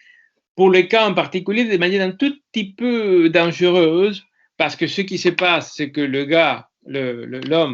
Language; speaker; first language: French; non-native, fluent; Spanish